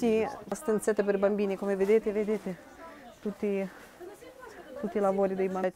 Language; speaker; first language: Italian; non-native, fluent; Russian